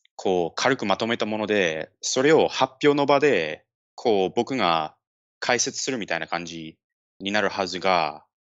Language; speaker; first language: Japanese; non-native, fluent; English